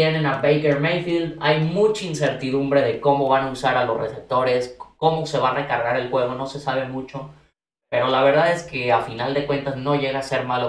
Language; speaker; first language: Spanish; native; Spanish